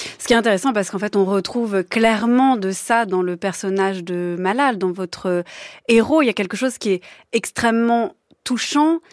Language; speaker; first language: French; native; French